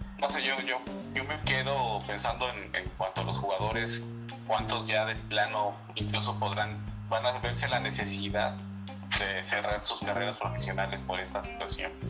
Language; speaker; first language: Spanish; native; Spanish